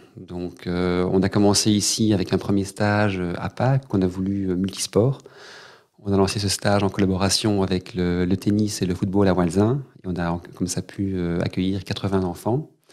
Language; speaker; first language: French; native; French